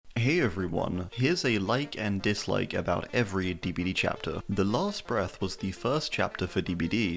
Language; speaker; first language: English; native; English